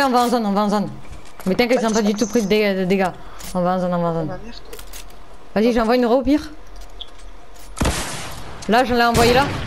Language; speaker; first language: French; native; French